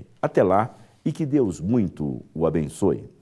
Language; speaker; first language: Portuguese; native; Portuguese